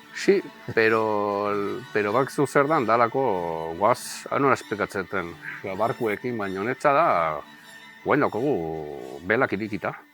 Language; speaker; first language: Basque; native; Basque